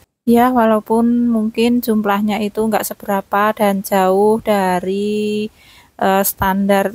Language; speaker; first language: Indonesian; native; Indonesian